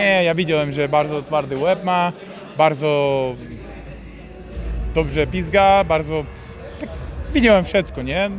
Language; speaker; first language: Polish; non-native, learner; Uzbek